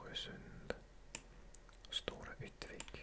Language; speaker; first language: Swedish; non-native, learner; English